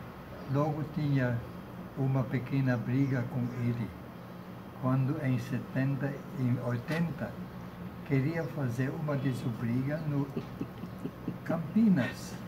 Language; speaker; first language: Portuguese; non-native, fluent; German